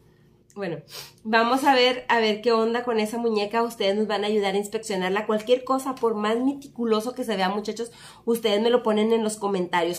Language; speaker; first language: Spanish; native; Spanish